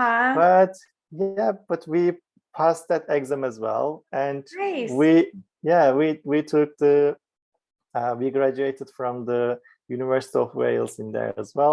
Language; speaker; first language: English; non-native, fluent; Turkish